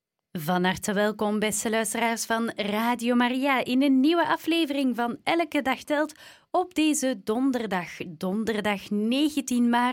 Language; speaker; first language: Dutch; native; Dutch